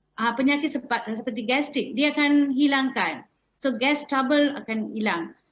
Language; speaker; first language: Malay; non-native, local second language; Tamil